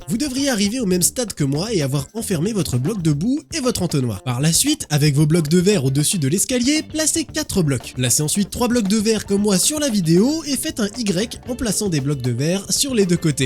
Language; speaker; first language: French; native; French